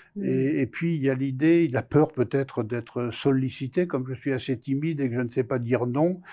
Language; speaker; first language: French; native; French